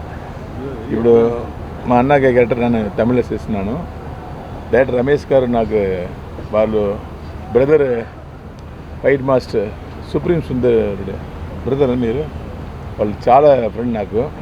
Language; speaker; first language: Telugu; non-native, learner; Tamil